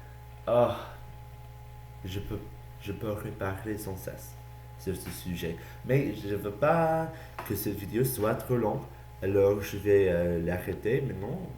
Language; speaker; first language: French; non-native, learner; English